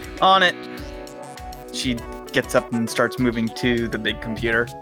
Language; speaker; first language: English; native; English